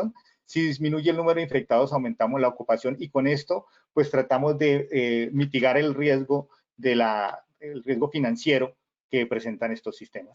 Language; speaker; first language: Spanish; native; Spanish